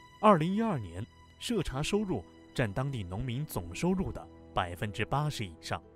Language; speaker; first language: Chinese; native; Chinese